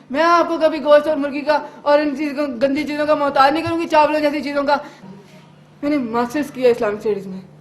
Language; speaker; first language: Urdu; early bilingual, heritage; Urdu